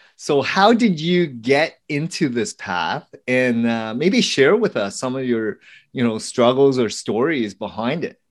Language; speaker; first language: English; early bilingual, other home language; Vietnamese